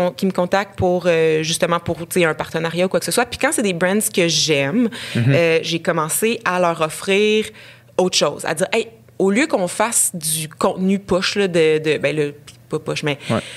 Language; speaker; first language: French; native; French